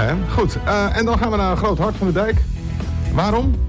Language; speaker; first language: Dutch; native; Dutch